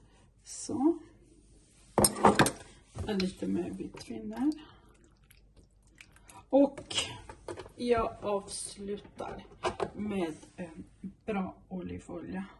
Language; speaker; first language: Swedish; non-native, fluent; Portuguese